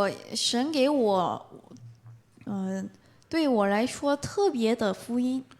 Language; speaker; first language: Chinese; non-native, learner; Korean